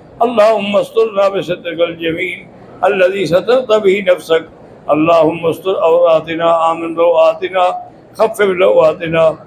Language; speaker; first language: Urdu; non-native, local second language; Punjabi